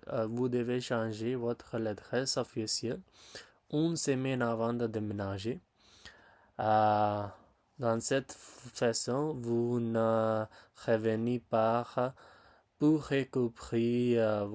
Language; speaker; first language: French; non-native, learner; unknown